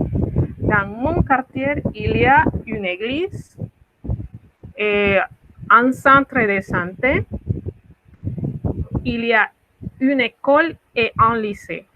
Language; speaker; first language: French; non-native, fluent; Spanish